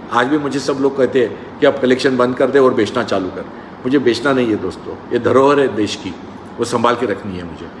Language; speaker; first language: Hindi; non-native, local second language; Marathi